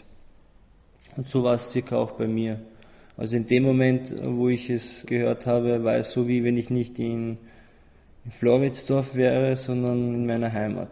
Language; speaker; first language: German; early bilingual, other home language; Albanian